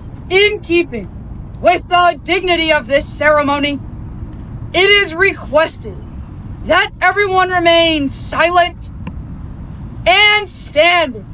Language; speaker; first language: English; native; English